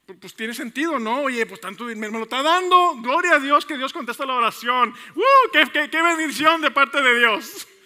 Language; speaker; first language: Spanish; early bilingual, heritage; Spanish